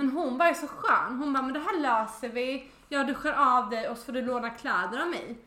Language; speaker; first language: Swedish; native; Swedish